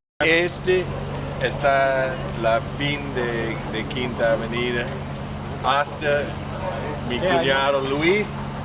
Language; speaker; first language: Spanish; non-native, learner; English